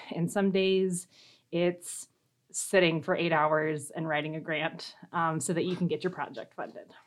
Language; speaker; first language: English; native; English